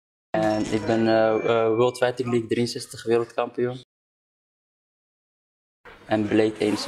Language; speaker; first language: Dutch; early bilingual, other home language; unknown